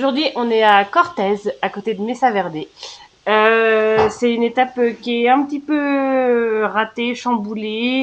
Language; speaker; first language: French; native; French